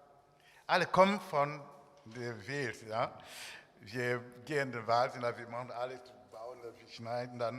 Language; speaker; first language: German; non-native, learner; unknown